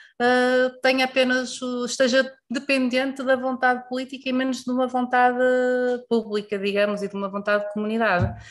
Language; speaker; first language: Portuguese; native; Portuguese